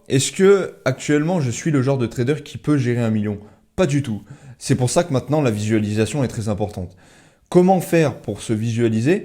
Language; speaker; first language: French; native; French